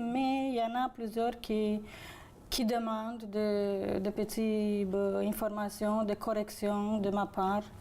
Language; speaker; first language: French; non-native, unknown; Romanian